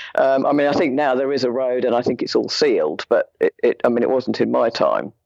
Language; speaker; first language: English; native; English